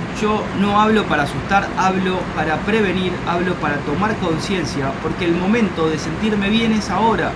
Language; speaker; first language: Spanish; native; Spanish